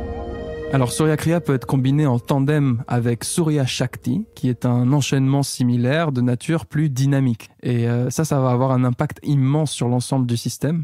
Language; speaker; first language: French; native; French